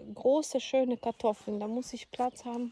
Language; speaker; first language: German; non-native, fluent; Ukrainian